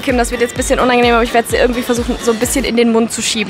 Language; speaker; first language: German; native; German